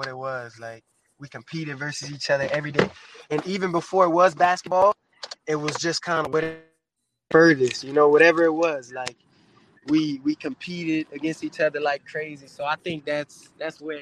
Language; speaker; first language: English; native; English